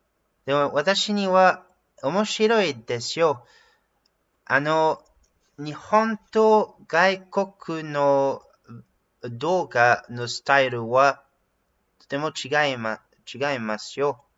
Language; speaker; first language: Japanese; non-native, learner; English